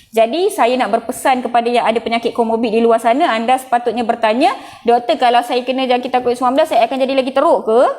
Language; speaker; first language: Malay; non-native, local second language; Tamil